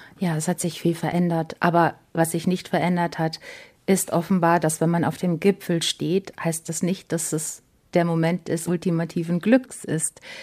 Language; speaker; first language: German; native; German